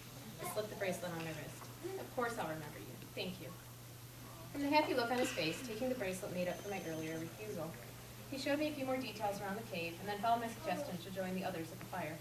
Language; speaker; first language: English; native; English